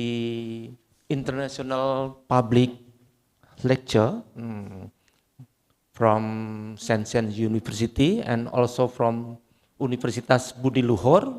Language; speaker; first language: English; non-native, learner; Indonesian